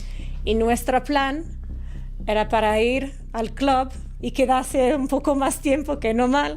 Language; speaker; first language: Spanish; non-native, fluent; English